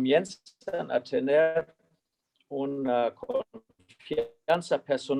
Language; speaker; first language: Spanish; non-native, fluent; German